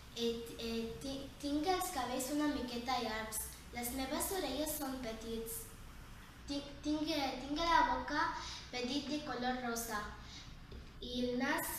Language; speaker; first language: Catalan; early bilingual, other home language; Arabic